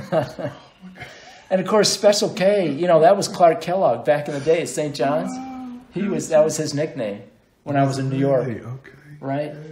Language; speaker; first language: English; native; English